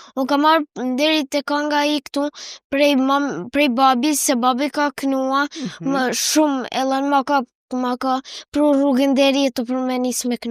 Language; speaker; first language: Albanian; early bilingual, heritage; Albanian